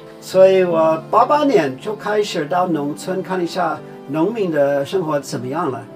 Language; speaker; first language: Chinese; non-native, fluent; English